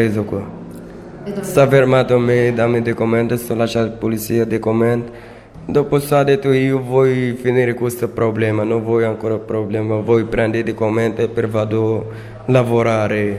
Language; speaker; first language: Italian; non-native, learner; Arabic